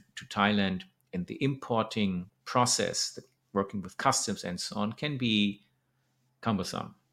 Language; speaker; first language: English; non-native, fluent; German